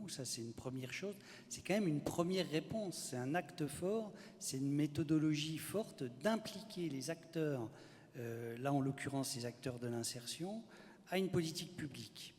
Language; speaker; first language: French; native; French